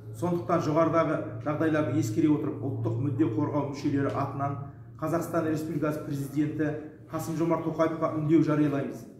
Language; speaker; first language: Kazakh; early bilingual, heritage; Kazakh